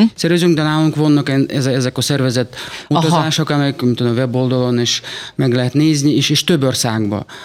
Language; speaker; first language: Hungarian; non-native, fluent; Russian